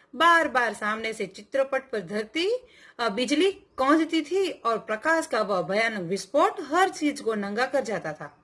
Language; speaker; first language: Hindi; non-native, local second language; Gujarati